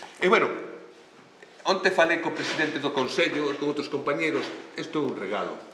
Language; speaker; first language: Galician; non-native, local second language; Spanish